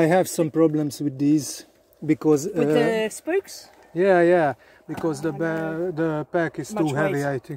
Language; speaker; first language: English; non-native, learner; Hungarian